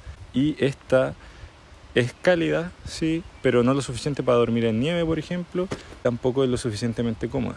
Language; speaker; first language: Spanish; native; Spanish